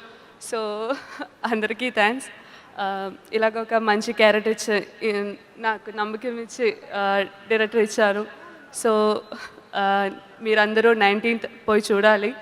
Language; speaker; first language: Telugu; non-native, learner; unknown